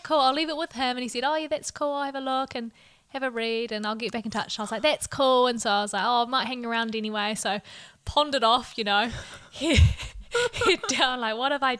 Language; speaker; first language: English; native; English